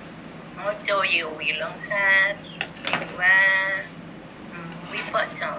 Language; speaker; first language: Cantonese; non-native, learner; Indonesian